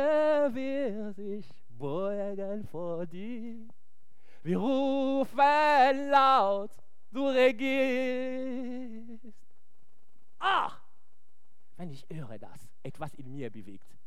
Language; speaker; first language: German; non-native, fluent; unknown